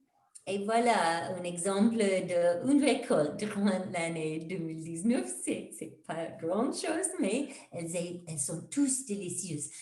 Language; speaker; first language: French; non-native, fluent; English